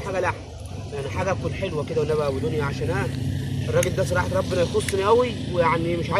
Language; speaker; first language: Arabic; native; Arabic